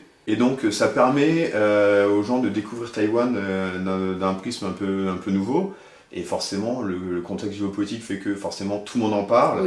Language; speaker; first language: French; native; French